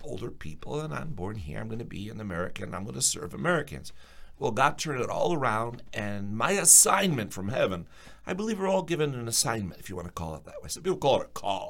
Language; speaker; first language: English; early bilingual, other home language; Ukrainian